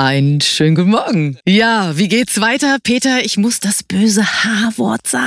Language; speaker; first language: German; native; German